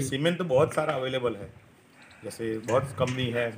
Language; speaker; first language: Hindi; non-native, local second language; Gujarati